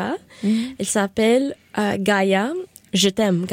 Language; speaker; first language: French; non-native, learner; Spanish